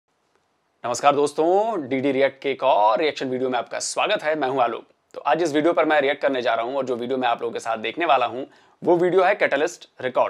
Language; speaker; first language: Hindi; native; Hindi